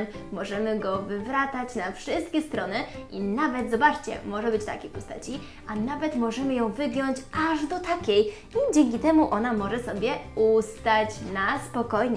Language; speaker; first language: Polish; native; Polish